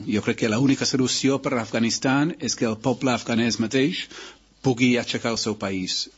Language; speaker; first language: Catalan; non-native, local second language; Spanish